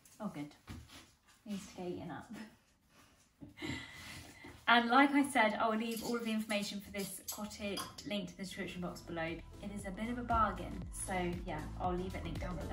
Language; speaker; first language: English; native; English